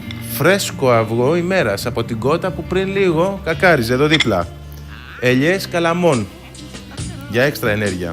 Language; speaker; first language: Greek; native; Greek